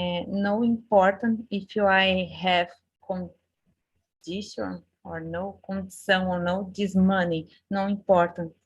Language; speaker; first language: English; non-native, learner; Portuguese